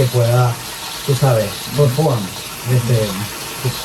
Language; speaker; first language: Spanish; native; Spanish